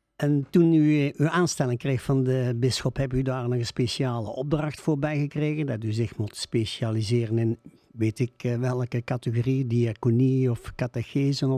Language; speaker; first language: Dutch; native; Dutch